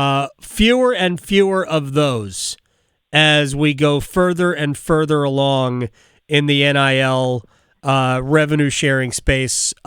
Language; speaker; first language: English; native; English